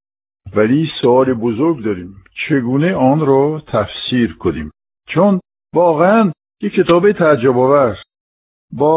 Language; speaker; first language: Persian; non-native, fluent; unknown